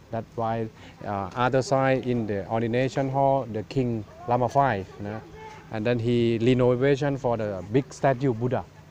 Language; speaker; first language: English; non-native, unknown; Thai